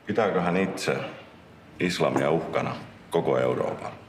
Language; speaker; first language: Finnish; native; Finnish